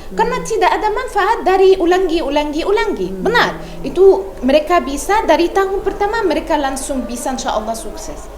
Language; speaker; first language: Indonesian; non-native, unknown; Arabic